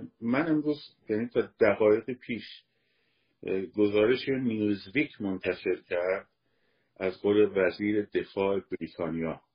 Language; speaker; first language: Persian; native; Persian